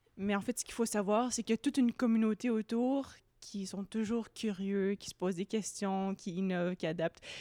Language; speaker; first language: French; native; French